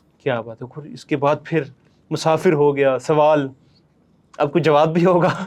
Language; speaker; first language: Urdu; native; Urdu